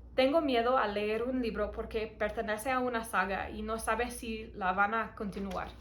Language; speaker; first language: Spanish; non-native, fluent; English